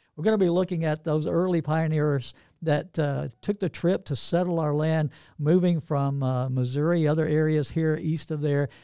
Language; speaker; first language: English; native; English